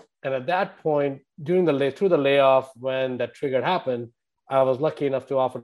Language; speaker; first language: English; non-native, local second language; Hindi